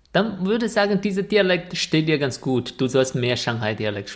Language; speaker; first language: German; non-native, fluent; Chinese